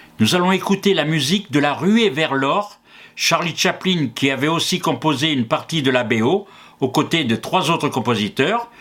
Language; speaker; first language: French; native; French